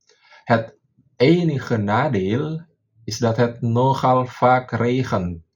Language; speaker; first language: Dutch; non-native, fluent; Indonesian